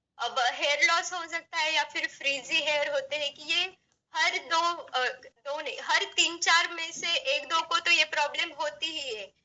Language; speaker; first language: Hindi; non-native, local second language; Marathi